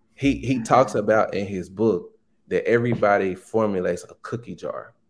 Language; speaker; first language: English; native; English